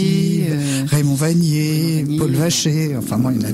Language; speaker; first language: French; native; French